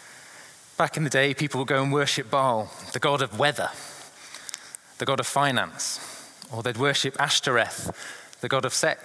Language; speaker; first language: English; native; English